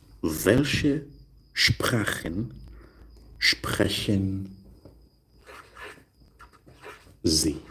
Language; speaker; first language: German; non-native, learner; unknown